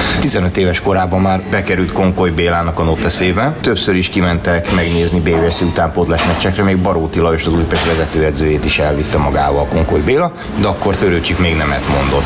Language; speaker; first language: Hungarian; native; Hungarian